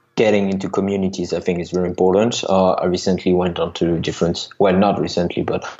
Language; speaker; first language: English; non-native, fluent; French